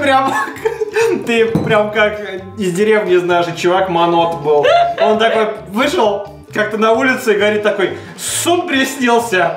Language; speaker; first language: Russian; native; Russian